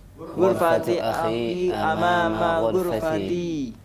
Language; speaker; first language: Arabic; non-native, learner; Indonesian